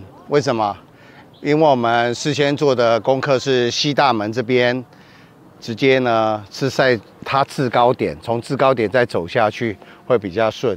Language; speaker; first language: Chinese; native; Chinese